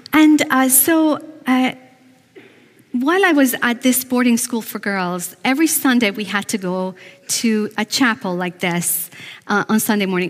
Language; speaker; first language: English; non-native, fluent; Persian